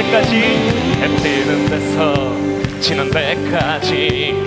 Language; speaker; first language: Korean; native; Korean